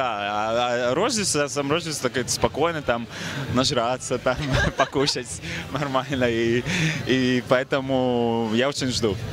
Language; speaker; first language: Russian; non-native, fluent; Latvian